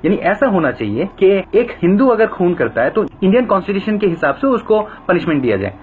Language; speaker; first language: Hindi; non-native, fluent; Bangla